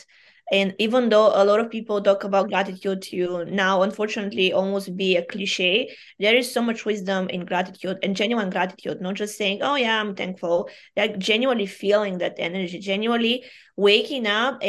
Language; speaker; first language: English; non-native, fluent; Bulgarian